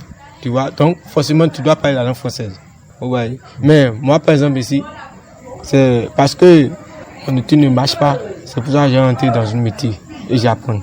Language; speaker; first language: French; non-native, learner; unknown